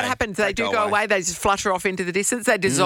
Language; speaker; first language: English; native; English